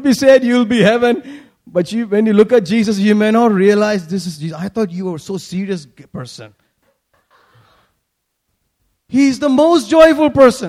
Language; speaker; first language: English; non-native, local second language; Malayalam